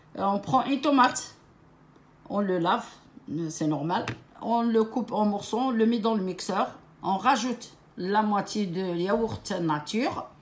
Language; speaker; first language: French; non-native, local second language; Arabic